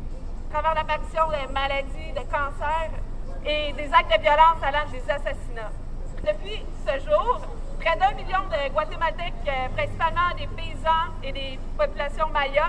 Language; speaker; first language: French; native; French